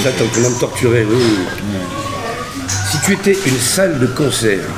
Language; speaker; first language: French; native; French